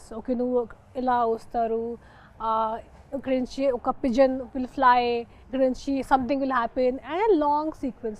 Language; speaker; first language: Telugu; non-native, local second language; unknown